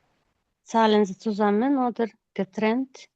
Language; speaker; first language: German; non-native, learner; Kyrgyz